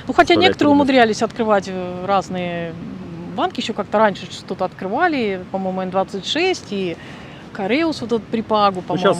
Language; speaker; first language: Russian; native; Russian